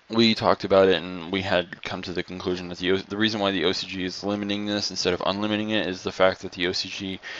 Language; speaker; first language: English; native; English